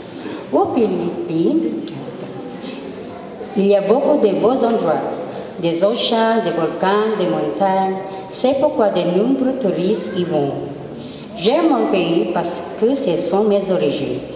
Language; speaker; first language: French; non-native, fluent; Filipino